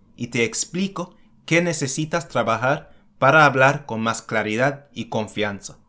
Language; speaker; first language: Spanish; non-native, fluent; English